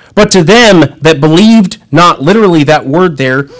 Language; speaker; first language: English; native; English